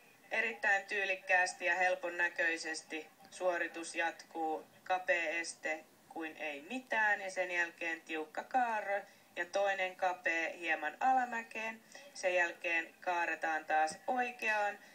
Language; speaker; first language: Finnish; native; Finnish